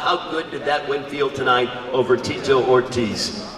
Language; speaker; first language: English; native; English